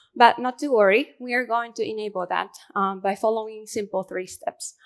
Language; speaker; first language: English; non-native, fluent; Japanese